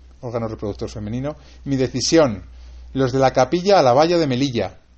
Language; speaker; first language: Spanish; native; Spanish